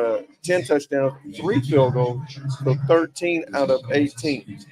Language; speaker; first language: English; native; English